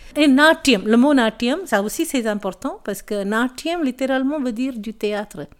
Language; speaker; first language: French; non-native, local second language; Tamil